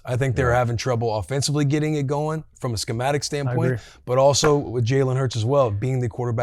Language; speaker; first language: English; native; English